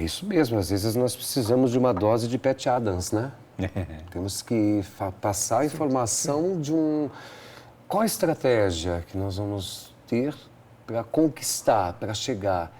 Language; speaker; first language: Portuguese; native; Portuguese